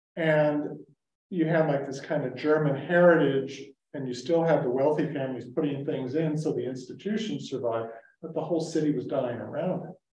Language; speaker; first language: English; native; English